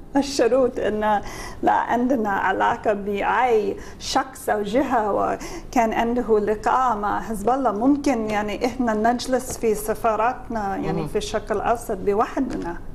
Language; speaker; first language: Arabic; non-native, fluent; English